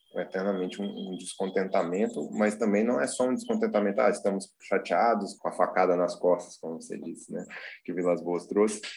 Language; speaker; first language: Portuguese; native; Portuguese